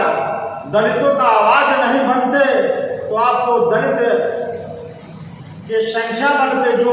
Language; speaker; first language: Hindi; native; Hindi